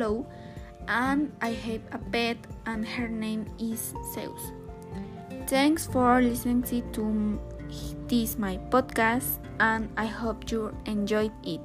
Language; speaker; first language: English; non-native, learner; Spanish